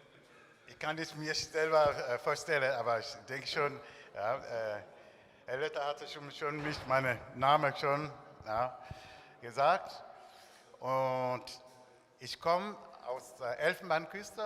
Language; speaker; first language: German; non-native, learner; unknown